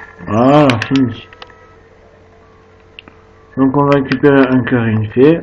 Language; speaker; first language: French; native; French